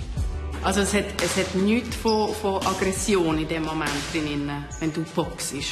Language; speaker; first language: German; native; German